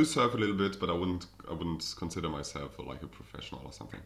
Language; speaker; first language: English; non-native, fluent; German